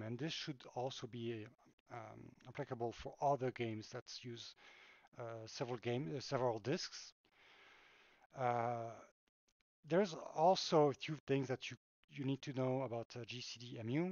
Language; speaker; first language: English; non-native, fluent; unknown